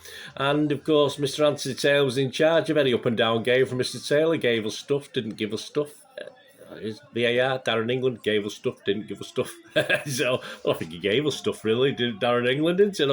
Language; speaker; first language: English; native; English